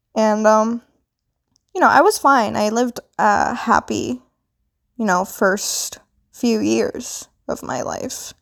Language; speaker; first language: English; non-native, local second language; Filipino